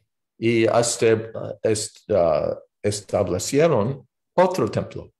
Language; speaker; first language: Spanish; non-native, learner; English